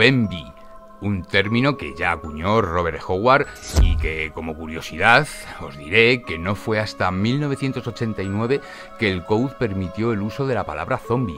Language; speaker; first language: Spanish; native; Spanish